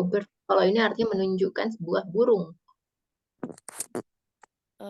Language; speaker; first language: Indonesian; native; Indonesian